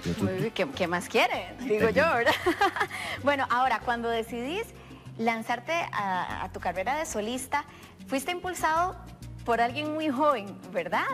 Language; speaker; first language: Spanish; native; Spanish